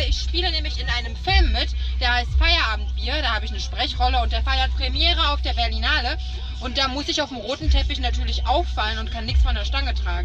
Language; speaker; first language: German; native; German